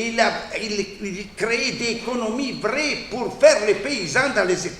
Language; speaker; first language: French; non-native, fluent; Italian